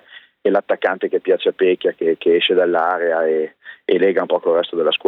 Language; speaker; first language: Italian; native; Italian